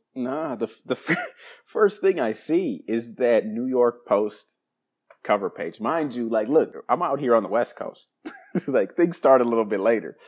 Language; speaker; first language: English; native; English